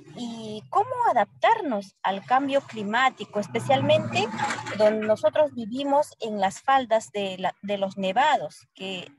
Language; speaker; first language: Spanish; native; Spanish